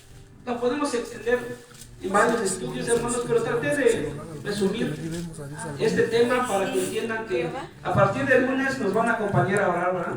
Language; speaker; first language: Spanish; native; Spanish